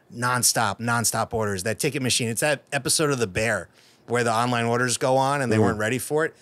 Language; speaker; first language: English; native; English